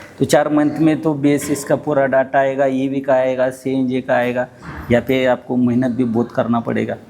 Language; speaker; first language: Hindi; non-native, local second language; Marathi